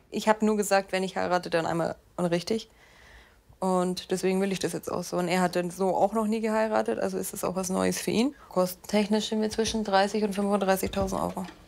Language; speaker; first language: German; native; German